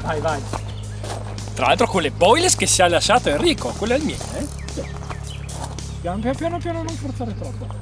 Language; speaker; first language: Italian; native; Italian